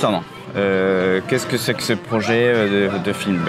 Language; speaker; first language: French; non-native, fluent; Spanish